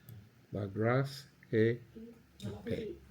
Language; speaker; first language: French; non-native, learner; English